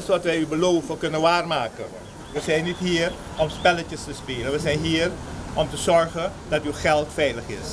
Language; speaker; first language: Dutch; native; Dutch